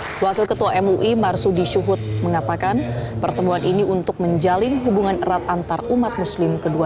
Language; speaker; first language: Indonesian; native; Indonesian